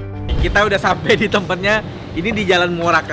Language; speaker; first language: Indonesian; native; Indonesian